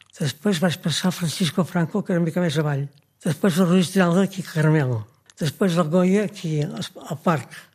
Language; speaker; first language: Catalan; native; Catalan